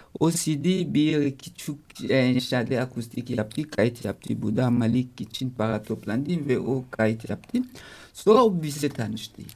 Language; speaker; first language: Turkish; non-native, learner; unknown